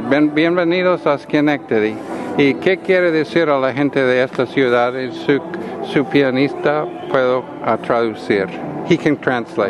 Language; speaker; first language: Spanish; non-native, learner; English